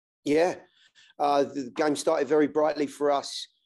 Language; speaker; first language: English; native; English